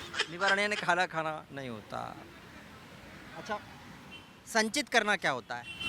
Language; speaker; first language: Hindi; native; Hindi